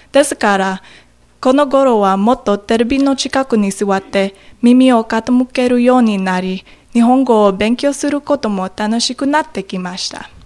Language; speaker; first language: Japanese; non-native, learner; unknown